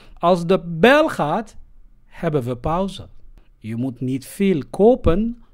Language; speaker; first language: Dutch; non-native, fluent; Somali